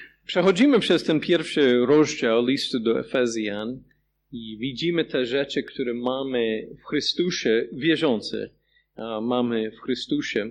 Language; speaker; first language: Polish; non-native, fluent; English